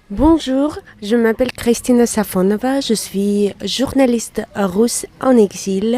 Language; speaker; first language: French; non-native, fluent; Russian